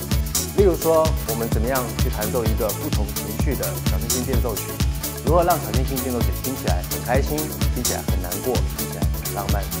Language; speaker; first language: Chinese; native; Chinese